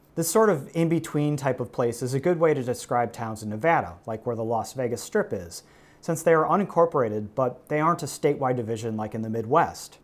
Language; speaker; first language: English; native; English